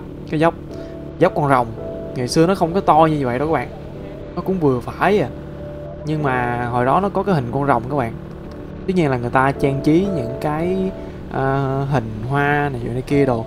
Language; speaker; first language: Vietnamese; native; Vietnamese